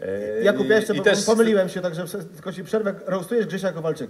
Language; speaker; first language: Polish; native; Polish